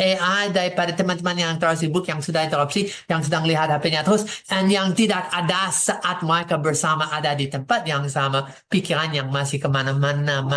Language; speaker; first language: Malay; non-native, fluent; English